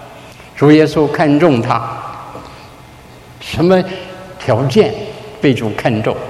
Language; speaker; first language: Chinese; native; Chinese